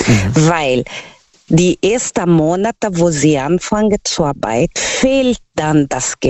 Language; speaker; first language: German; non-native, fluent; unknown